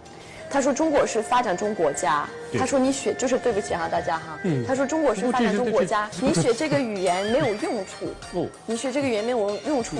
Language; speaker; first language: Chinese; non-native, fluent; English